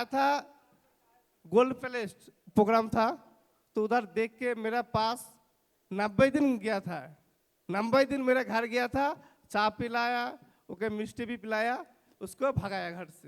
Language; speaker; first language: Hindi; non-native, local second language; Bangla